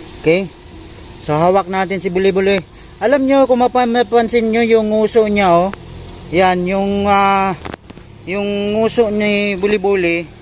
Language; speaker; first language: Filipino; non-native, local second language; Cebuano